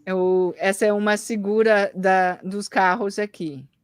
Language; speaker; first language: Portuguese; early bilingual, heritage; English